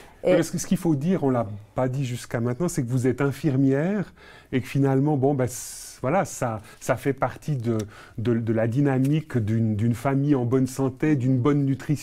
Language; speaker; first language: French; native; French